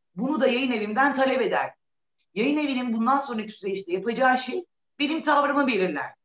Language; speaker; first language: Turkish; native; Turkish